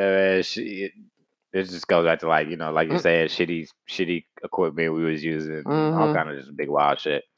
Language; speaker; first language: English; native; English